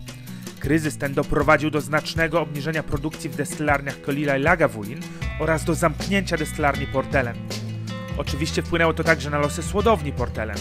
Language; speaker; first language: Polish; native; Polish